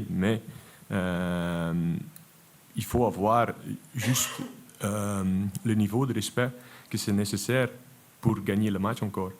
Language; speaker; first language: French; non-native, local second language; Dutch